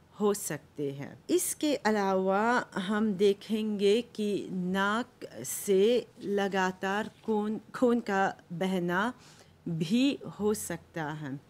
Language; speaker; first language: Hindi; non-native, local second language; Morisyen